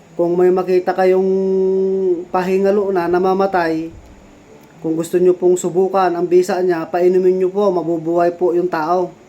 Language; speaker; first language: Filipino; non-native, local second language; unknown